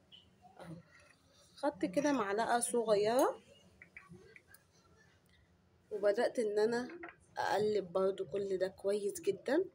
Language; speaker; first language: Arabic; native; Arabic